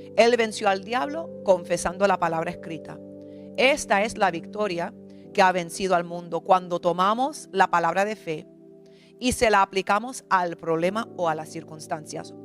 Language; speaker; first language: Spanish; early bilingual, heritage; Spanish